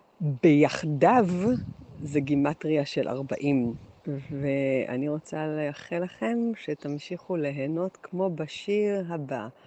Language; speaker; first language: Hebrew; native; Hebrew